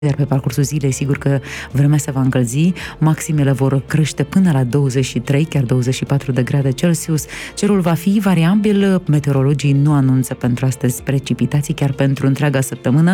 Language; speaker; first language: Romanian; native; Romanian